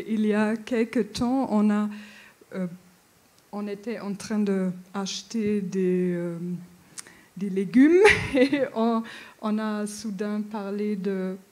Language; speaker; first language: French; non-native, fluent; German